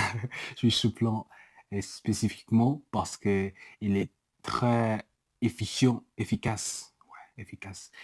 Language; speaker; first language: French; non-native, learner; English